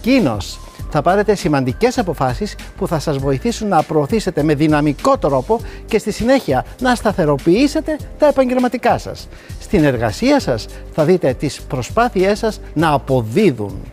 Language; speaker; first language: Greek; native; Greek